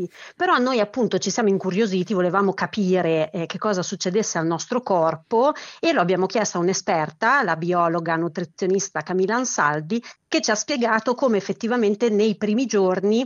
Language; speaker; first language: Italian; native; Italian